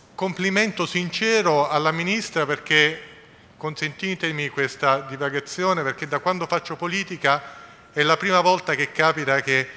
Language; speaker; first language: Italian; native; Italian